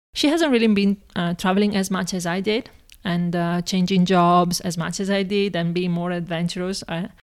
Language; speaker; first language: English; non-native, fluent; Italian